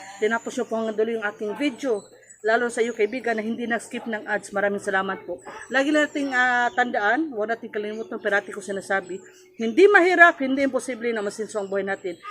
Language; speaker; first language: Filipino; non-native, local second language; Cebuano